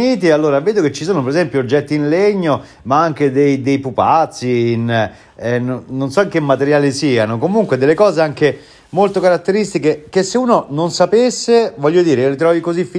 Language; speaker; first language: Italian; native; Italian